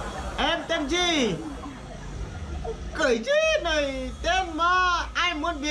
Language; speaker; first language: Vietnamese; non-native, learner; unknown